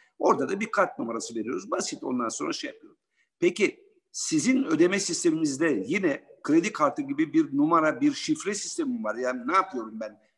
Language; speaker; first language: Turkish; native; Turkish